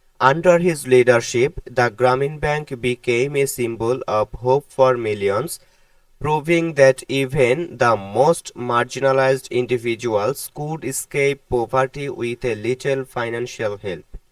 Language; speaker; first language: English; non-native, local second language; Bangla